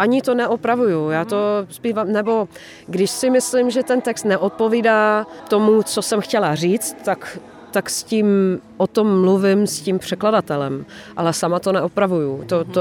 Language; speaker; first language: Czech; non-native, fluent; Dutch